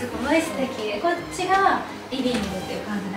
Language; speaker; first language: Japanese; native; Japanese